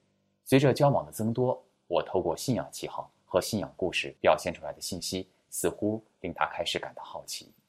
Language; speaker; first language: Chinese; native; Chinese